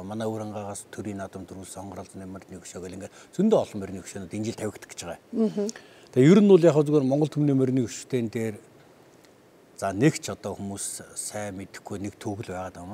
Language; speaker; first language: Mongolian; native; Mongolian